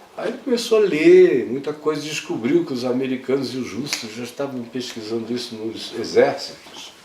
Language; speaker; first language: Portuguese; native; Portuguese